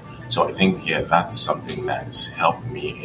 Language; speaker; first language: English; non-native, local second language; Yoruba